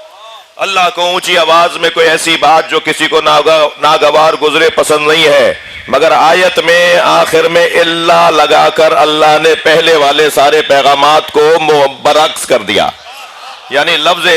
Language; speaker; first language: Urdu; native; Urdu